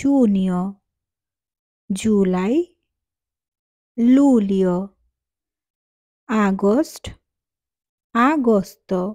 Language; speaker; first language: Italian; non-native, fluent; Bangla